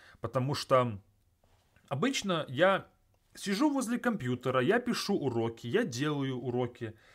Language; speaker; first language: Russian; native; Russian